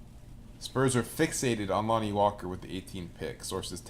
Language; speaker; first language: English; native; English